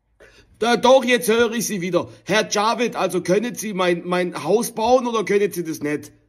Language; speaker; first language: German; native; German